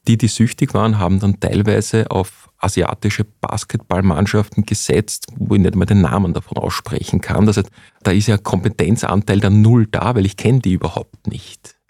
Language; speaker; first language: German; native; German